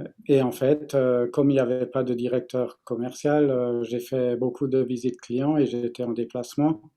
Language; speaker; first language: French; non-native, fluent; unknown